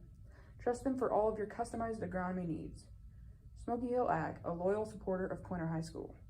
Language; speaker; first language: English; native; English